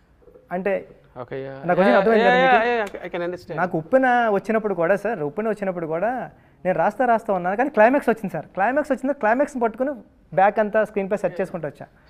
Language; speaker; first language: Telugu; native; Telugu